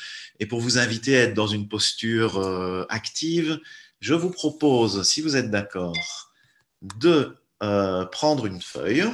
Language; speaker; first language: French; native; French